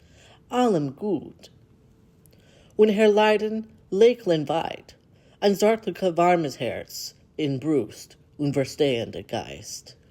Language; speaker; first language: German; non-native, learner; English